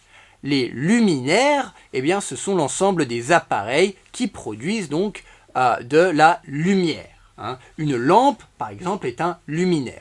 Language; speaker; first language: French; native; French